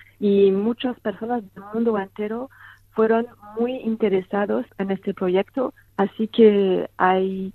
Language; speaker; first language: Spanish; non-native, fluent; French